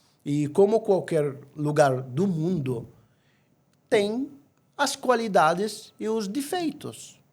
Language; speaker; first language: Portuguese; non-native, fluent; Arabic